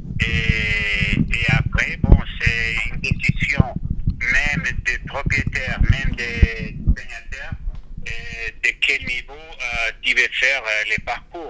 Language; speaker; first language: French; non-native, fluent; Spanish